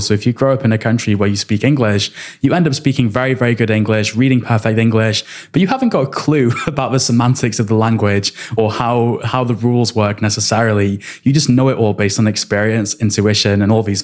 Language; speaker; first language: English; native; English